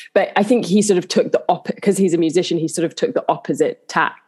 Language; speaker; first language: English; native; English